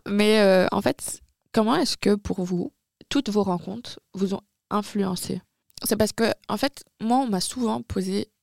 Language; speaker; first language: French; native; French